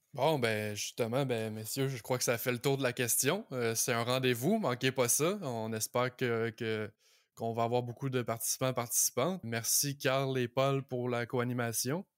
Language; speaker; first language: French; native; French